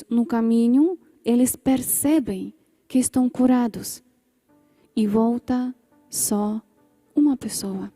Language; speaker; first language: Portuguese; non-native, fluent; Polish